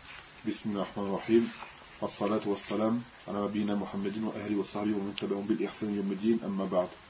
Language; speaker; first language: Arabic; non-native, fluent; French